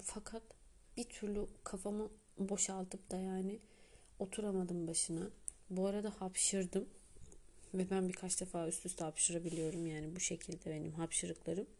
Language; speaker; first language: Turkish; native; Turkish